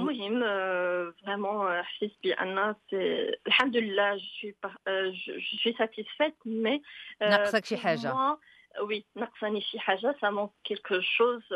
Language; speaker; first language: French; non-native, local second language; Arabic